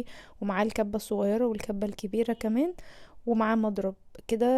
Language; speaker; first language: Arabic; native; Arabic